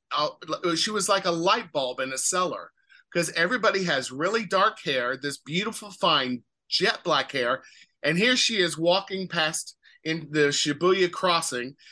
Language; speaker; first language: English; native; English